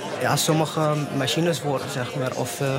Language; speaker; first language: Dutch; non-native, learner; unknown